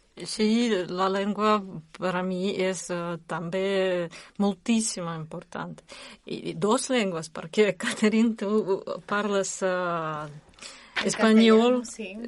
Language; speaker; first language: Catalan; non-native, learner; Russian